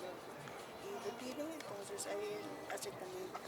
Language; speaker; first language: Spanish; native; Spanish